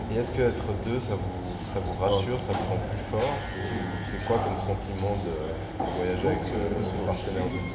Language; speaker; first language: French; native; French